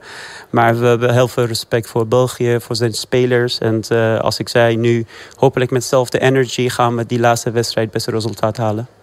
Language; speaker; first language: Dutch; early bilingual, other home language; Persian